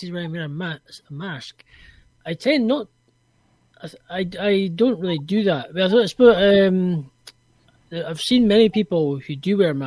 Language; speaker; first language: English; native; English